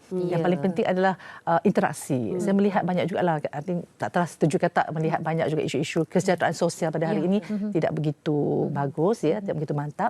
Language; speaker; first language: Malay; non-native, local second language; Chinese